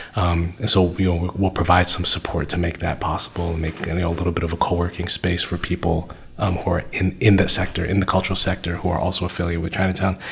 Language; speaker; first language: English; native; English